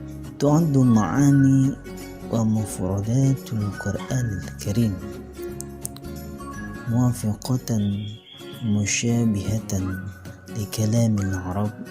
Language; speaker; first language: Arabic; non-native, learner; Indonesian